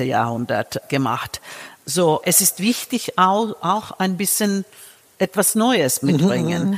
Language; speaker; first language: German; non-native, fluent; Finnish